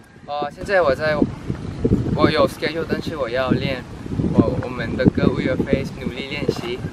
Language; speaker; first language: Chinese; non-native, learner; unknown